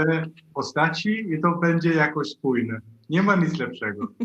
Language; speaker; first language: Polish; non-native, fluent; Swedish